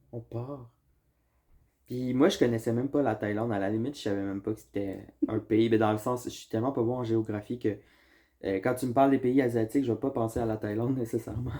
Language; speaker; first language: French; native; French